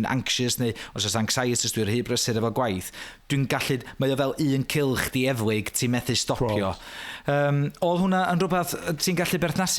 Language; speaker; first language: Welsh; native; Welsh